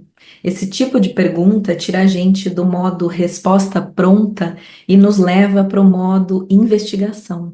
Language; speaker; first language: Portuguese; native; Portuguese